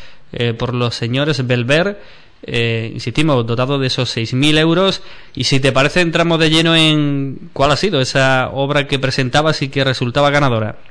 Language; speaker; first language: Spanish; native; Spanish